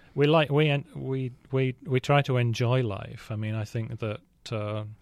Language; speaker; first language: English; native; English